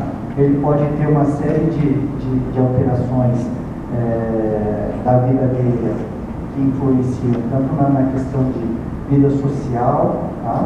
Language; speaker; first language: Portuguese; native; Portuguese